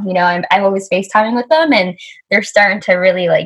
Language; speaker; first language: English; native; English